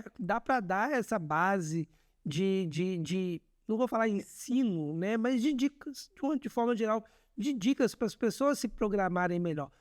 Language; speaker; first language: Portuguese; native; Portuguese